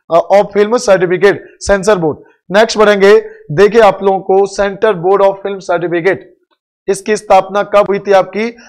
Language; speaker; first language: Hindi; native; Hindi